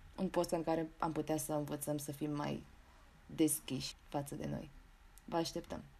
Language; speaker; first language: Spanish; non-native, fluent; Romanian